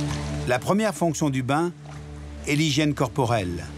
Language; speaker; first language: French; native; French